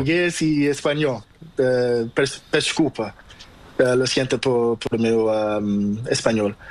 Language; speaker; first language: Spanish; non-native, learner; Portuguese